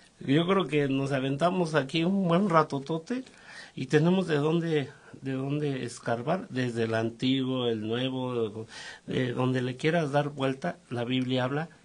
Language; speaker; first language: Spanish; native; Spanish